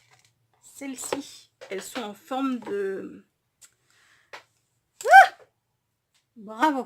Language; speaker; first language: French; native; French